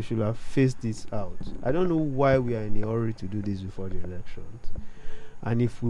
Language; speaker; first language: English; non-native, local second language; Yoruba